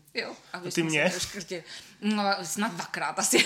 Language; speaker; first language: Czech; native; Czech